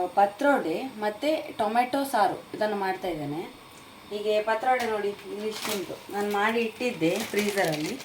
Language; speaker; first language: Kannada; non-native, local second language; Tulu